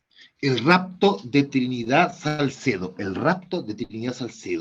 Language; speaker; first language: Spanish; native; Spanish